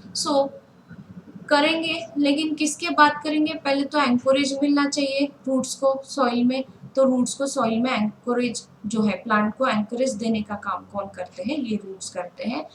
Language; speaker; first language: Hindi; non-native, local second language; Marathi